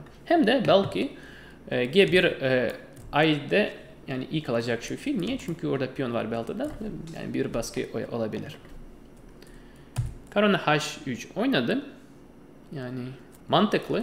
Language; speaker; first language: Turkish; non-native, fluent; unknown